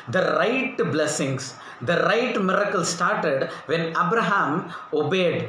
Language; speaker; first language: English; non-native, local second language; Telugu